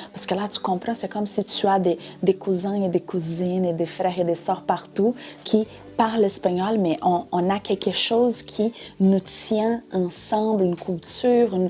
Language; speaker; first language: French; non-native, fluent; Portuguese